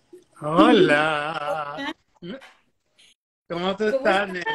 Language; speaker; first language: Spanish; native; Spanish